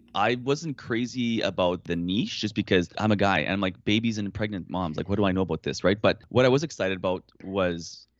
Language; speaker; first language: English; non-native, fluent; French